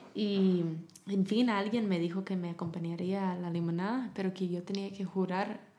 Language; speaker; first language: Spanish; non-native, fluent; English